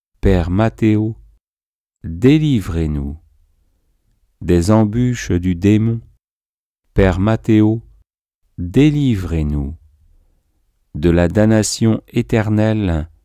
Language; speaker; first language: French; native; French